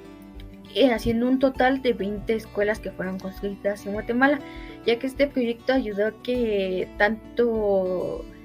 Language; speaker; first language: Spanish; native; Spanish